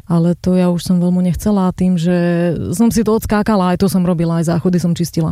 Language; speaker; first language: Slovak; native; Slovak